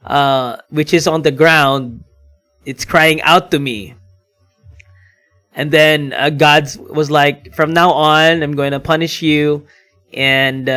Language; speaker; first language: English; non-native, local second language; Filipino